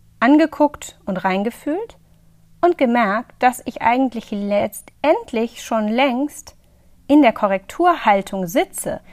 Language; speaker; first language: German; native; German